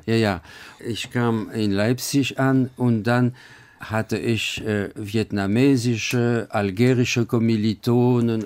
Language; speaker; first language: German; non-native, fluent; French